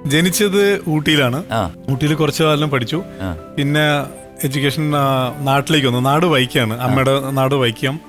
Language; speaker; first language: Malayalam; native; Malayalam